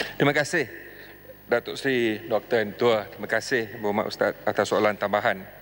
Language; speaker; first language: Malay; native; Malay